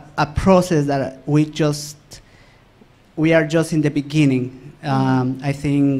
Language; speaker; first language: English; non-native, learner; Spanish